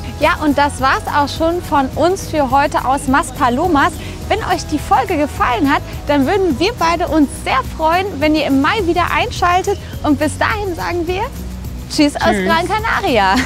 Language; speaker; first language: German; native; German